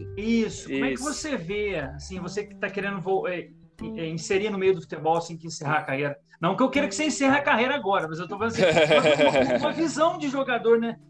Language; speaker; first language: Portuguese; native; Portuguese